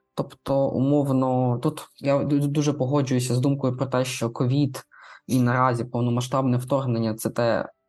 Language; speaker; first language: Ukrainian; native; Ukrainian